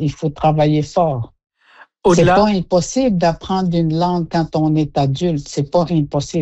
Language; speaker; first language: French; non-native, local second language; Innu-aimun